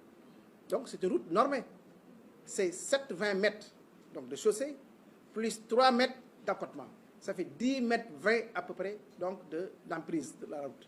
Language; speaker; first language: French; non-native, local second language; Wolof